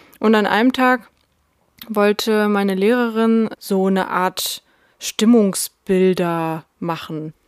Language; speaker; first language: German; early bilingual, other home language; Russian